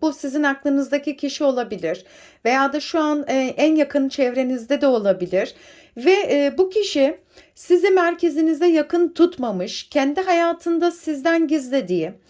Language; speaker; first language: Turkish; native; Turkish